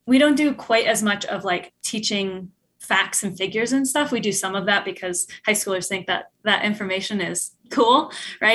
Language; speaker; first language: English; native; English